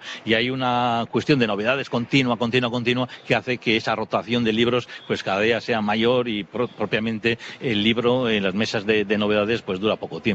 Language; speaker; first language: Spanish; native; Spanish